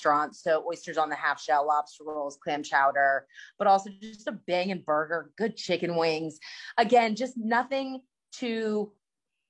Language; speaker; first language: English; native; English